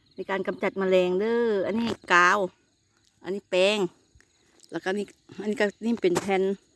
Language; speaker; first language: Thai; native; Thai